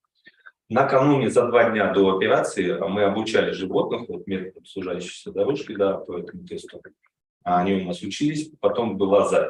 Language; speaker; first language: Russian; native; Russian